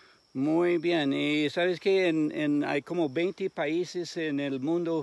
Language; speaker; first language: Spanish; non-native, fluent; English